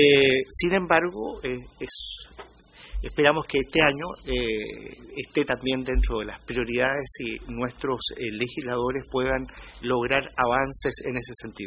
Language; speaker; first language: Spanish; native; Spanish